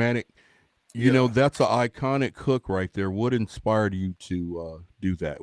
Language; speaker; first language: English; native; English